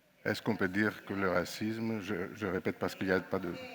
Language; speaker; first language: French; non-native, fluent; Greek